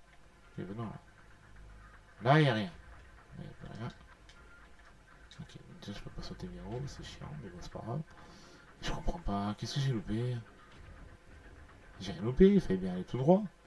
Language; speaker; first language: French; native; French